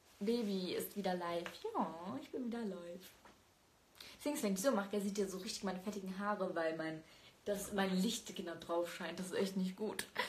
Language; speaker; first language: German; early bilingual, other home language; Turkish